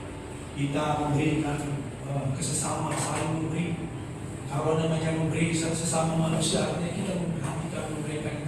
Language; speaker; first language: Indonesian; native; Indonesian